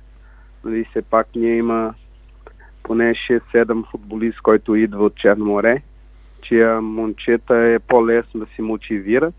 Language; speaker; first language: Bulgarian; non-native, learner; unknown